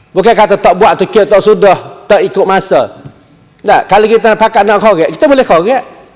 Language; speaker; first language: Malay; native; Malay